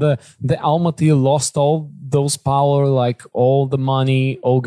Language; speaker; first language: English; non-native, fluent; Kazakh